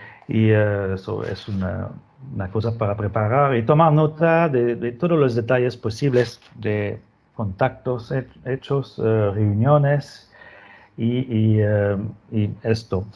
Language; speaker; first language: Spanish; non-native, fluent; French